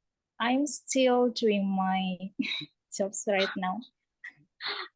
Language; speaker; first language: English; non-native, learner; Indonesian